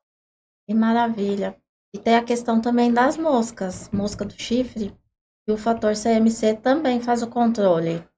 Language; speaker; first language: Portuguese; native; Portuguese